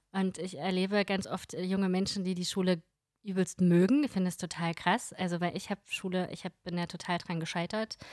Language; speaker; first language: German; early bilingual, other home language; Russian